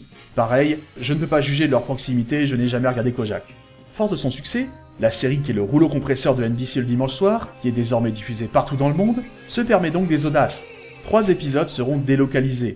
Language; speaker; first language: French; native; French